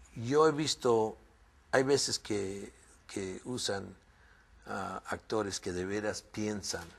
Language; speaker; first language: Spanish; early bilingual, other home language; English